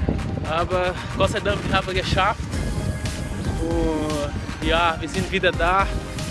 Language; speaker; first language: German; non-native, learner; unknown